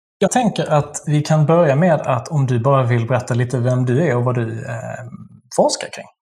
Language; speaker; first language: Swedish; native; Swedish